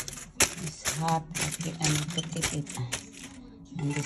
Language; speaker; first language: English; non-native, learner; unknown